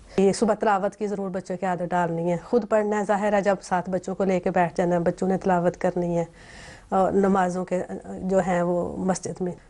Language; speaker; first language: Urdu; non-native, local second language; Punjabi